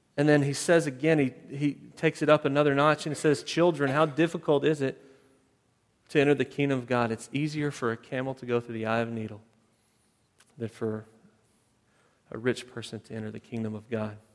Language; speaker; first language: English; native; English